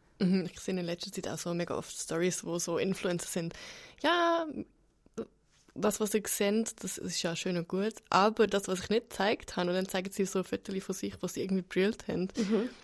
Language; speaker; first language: German; native; German